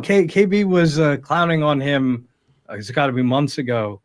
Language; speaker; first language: English; native; English